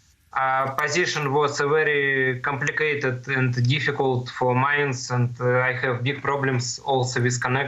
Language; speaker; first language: English; non-native, learner; Russian